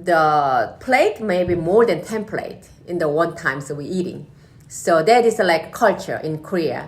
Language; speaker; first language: English; non-native, learner; Korean